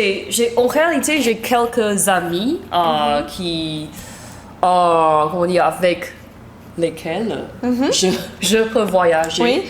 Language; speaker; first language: French; non-native, learner; Chinese